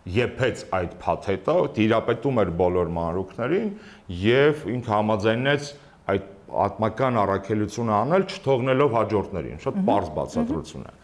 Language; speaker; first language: Armenian; native; Armenian